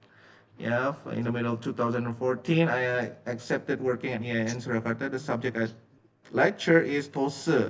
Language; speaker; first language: English; non-native, fluent; Indonesian